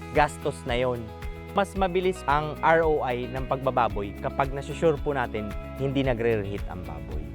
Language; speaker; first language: Filipino; non-native, local second language; Bikol